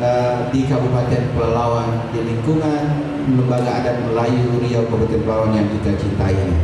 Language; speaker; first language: Indonesian; native; Indonesian